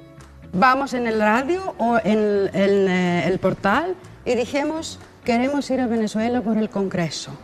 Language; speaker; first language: Spanish; non-native, learner; Greek